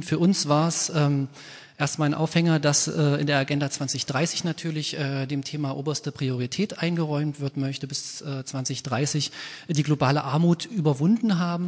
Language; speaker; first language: German; native; German